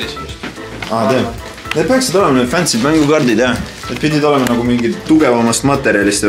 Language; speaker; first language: Estonian; native; Estonian